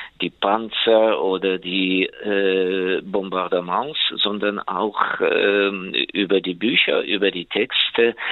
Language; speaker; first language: German; non-native, fluent; Ukrainian